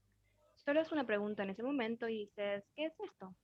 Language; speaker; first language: Spanish; native; Spanish